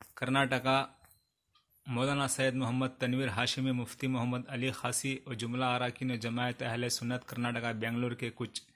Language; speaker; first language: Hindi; non-native, local second language; Urdu